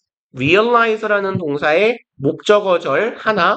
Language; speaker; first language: Korean; native; Korean